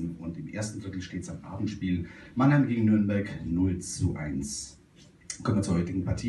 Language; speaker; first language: German; native; German